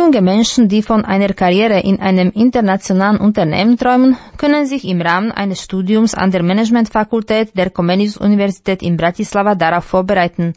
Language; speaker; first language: German; non-native, fluent; Slovak